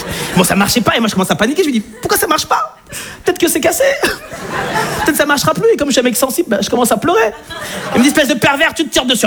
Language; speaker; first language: French; native; French